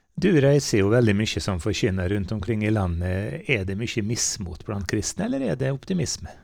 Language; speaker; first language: Norwegian; native; Norwegian